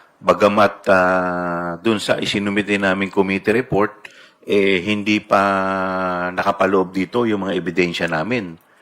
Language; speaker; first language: Filipino; native; Filipino